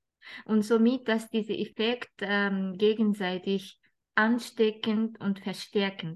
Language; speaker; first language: German; non-native, fluent; Japanese